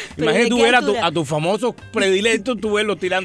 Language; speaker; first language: Spanish; native; Spanish